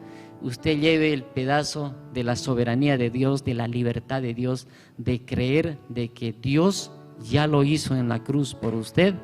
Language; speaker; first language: Spanish; native; Spanish